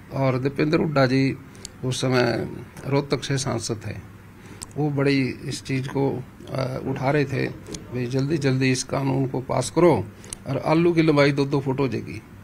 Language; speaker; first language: Hindi; native; Hindi